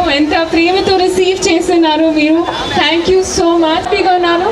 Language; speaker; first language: Telugu; non-native, learner; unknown